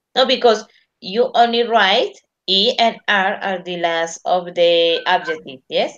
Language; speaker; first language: English; non-native, learner; Spanish